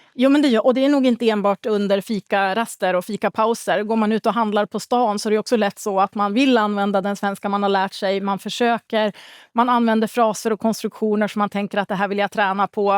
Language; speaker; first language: Swedish; native; Swedish